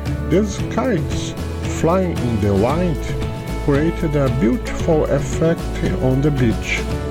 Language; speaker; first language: English; non-native, fluent; Portuguese